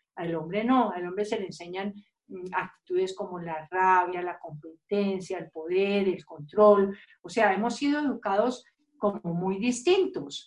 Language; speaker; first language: Spanish; native; Spanish